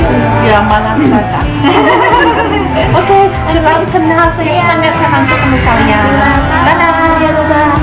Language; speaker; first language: Indonesian; non-native, learner; English